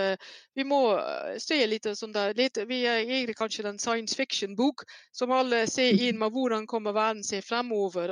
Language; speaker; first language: Norwegian; non-native, fluent; Dutch